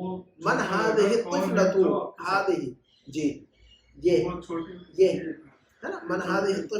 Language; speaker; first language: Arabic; non-native, fluent; Urdu